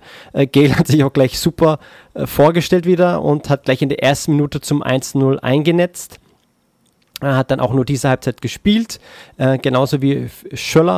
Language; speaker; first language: German; native; German